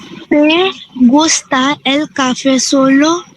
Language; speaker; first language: Spanish; non-native, learner; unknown